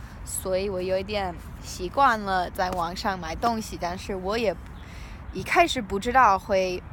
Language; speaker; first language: Chinese; non-native, learner; English